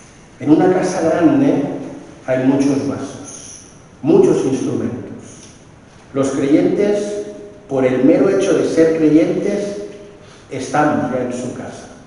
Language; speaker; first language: Spanish; native; Spanish